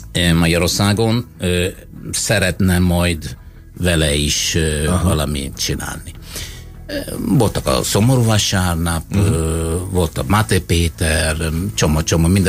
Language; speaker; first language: Hungarian; non-native, fluent; Italian